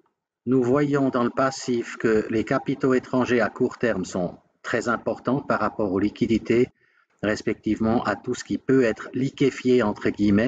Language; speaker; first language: French; native; French